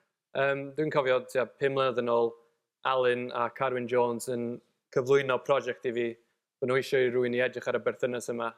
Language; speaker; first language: Welsh; native; Welsh